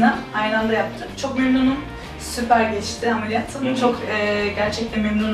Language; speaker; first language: Turkish; early bilingual, heritage; Turkish